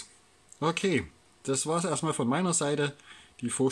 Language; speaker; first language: German; native; German